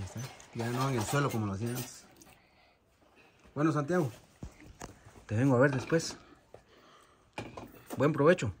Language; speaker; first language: Spanish; native; Spanish